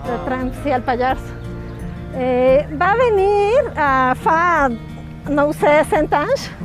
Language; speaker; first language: Catalan; non-native, fluent; Spanish